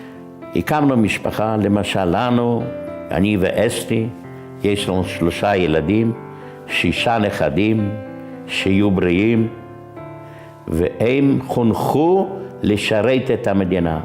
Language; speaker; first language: Hebrew; non-native, fluent; Yiddish